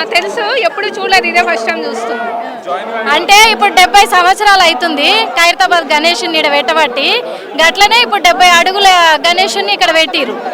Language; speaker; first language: Telugu; native; Telugu